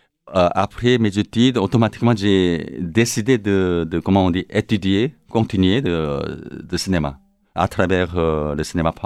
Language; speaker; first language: French; non-native, learner; Korean